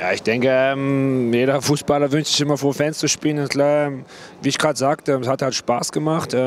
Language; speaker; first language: German; native; German